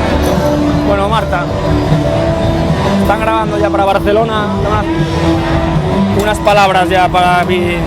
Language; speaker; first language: Spanish; native; Spanish